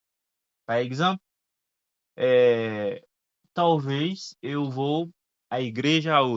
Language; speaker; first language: Portuguese; non-native, fluent; Haitian Creole